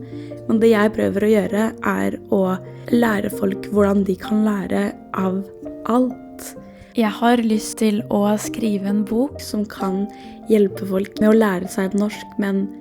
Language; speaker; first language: Norwegian; non-native, fluent; French